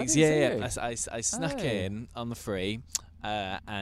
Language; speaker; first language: English; native; English